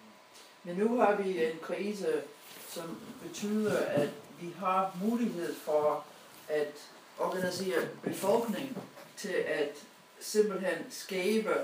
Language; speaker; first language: Danish; non-native, fluent; English